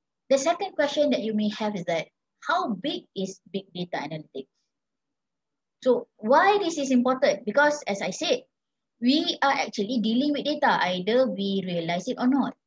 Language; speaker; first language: English; non-native, local second language; Malay